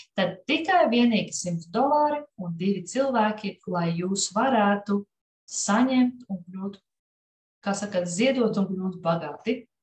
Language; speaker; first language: Latvian; non-native, local second language; Russian